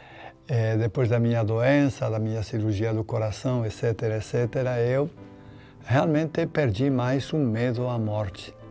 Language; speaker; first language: Portuguese; non-native, fluent; Spanish